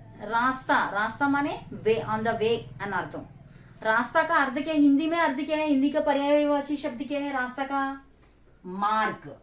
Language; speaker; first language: Hindi; non-native, local second language; Telugu